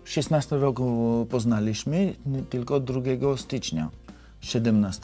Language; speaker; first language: Polish; non-native, learner; Georgian